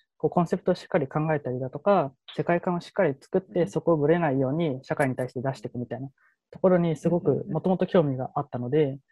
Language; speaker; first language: Japanese; native; Japanese